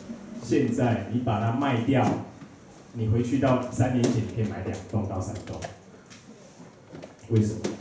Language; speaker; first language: Chinese; native; Chinese